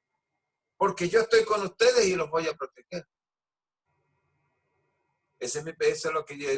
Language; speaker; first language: Spanish; native; Spanish